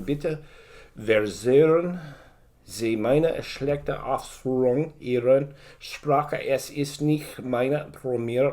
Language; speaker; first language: German; non-native, learner; English